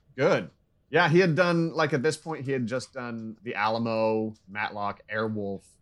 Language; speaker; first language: English; native; English